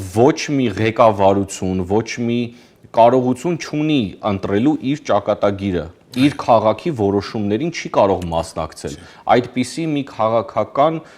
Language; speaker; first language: Armenian; early bilingual, heritage; Armenian